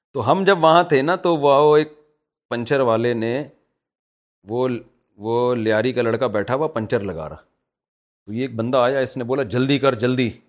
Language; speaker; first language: Urdu; native; Urdu